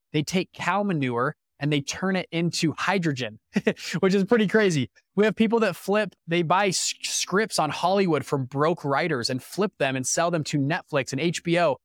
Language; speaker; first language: English; native; English